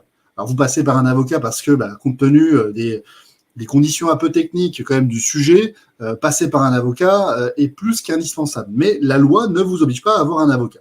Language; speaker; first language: French; native; French